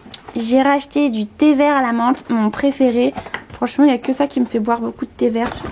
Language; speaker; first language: French; native; French